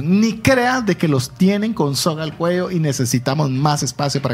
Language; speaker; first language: Spanish; native; Spanish